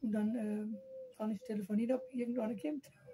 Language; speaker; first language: German; native; German